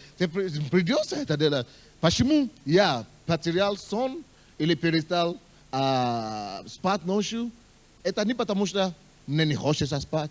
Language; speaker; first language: Russian; non-native, fluent; Yoruba